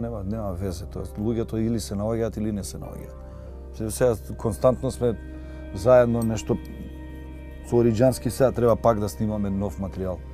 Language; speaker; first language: Macedonian; non-native, local second language; Albanian